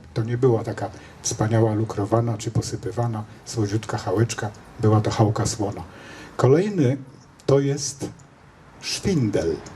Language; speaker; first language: Polish; native; Polish